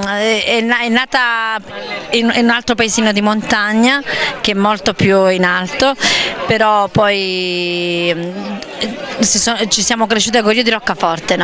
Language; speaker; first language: Italian; native; Italian